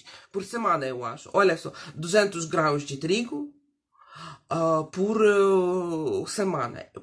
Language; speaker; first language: Portuguese; non-native, fluent; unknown